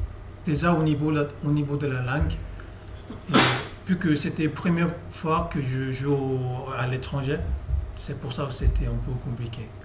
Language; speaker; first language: French; non-native, learner; Korean